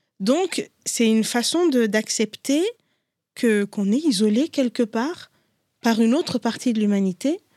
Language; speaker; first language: French; non-native, local second language; Ngazidja Comorian